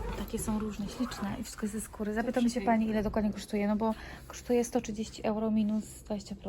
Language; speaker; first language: Polish; early bilingual, heritage; Polish